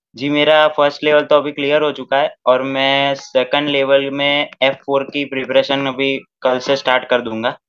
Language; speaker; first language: Hindi; non-native, local second language; Gujarati